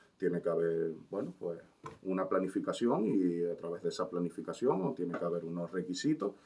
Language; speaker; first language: Spanish; native; Spanish